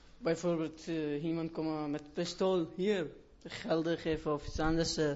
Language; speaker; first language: Dutch; non-native, learner; Persian